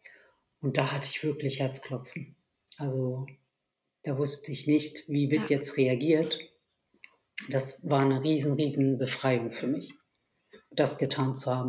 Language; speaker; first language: German; early bilingual, other home language; Turkish